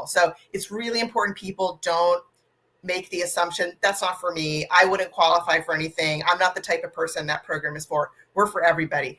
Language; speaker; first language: English; native; English